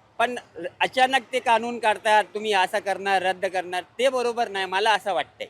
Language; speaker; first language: Marathi; non-native, local second language; Hindi